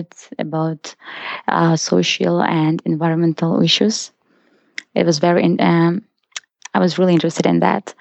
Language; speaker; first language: English; non-native, fluent; Russian